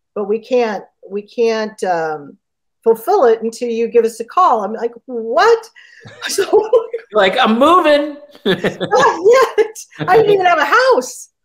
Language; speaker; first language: English; native; English